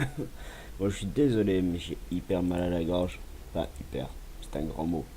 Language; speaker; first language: French; native; French